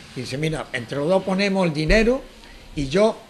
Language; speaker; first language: Spanish; native; Spanish